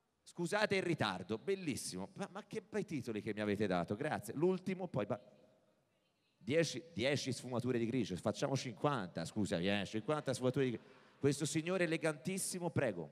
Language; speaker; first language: Italian; native; Italian